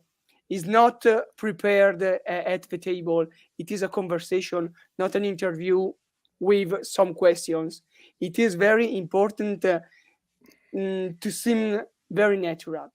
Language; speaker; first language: English; non-native, learner; Italian